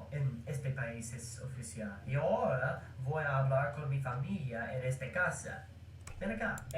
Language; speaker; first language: Spanish; non-native, learner; English